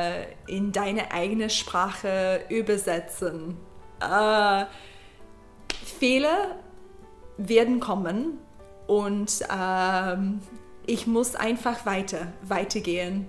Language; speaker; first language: German; non-native, learner; English